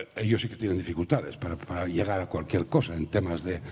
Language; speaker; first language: Spanish; native; Spanish